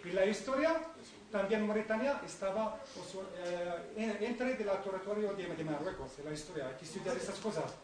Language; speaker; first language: Spanish; non-native, learner; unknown